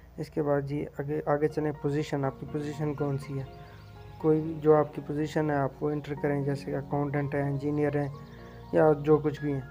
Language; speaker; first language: Urdu; non-native, local second language; Punjabi